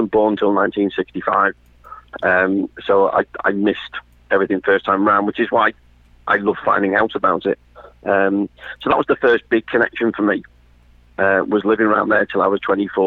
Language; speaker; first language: English; native; English